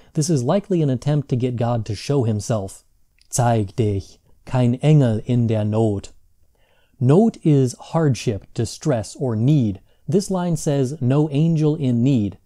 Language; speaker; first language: English; native; English